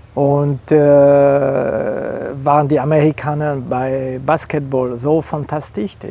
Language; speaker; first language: German; non-native, local second language; French